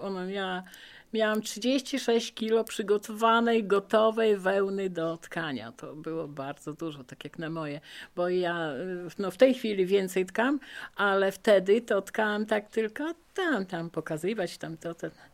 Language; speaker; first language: Polish; native; Polish